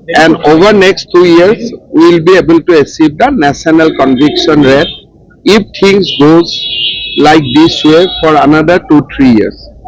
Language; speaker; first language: English; non-native, local second language; Assamese